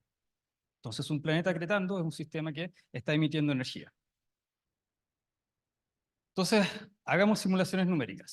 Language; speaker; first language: Spanish; native; Spanish